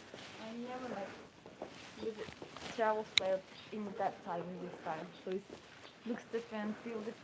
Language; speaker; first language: English; non-native, learner; Korean